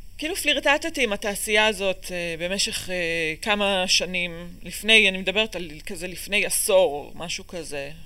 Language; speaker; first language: Hebrew; native; Hebrew